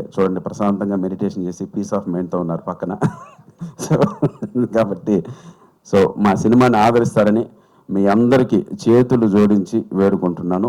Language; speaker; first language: Telugu; native; Telugu